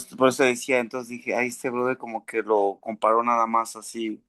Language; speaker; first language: Spanish; native; Spanish